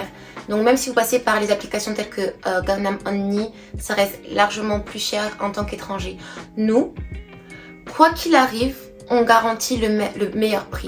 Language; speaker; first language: French; native; French